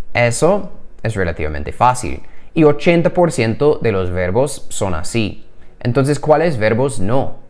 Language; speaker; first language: Spanish; non-native, fluent; English